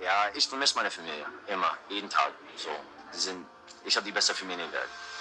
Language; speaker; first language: German; early bilingual, heritage; English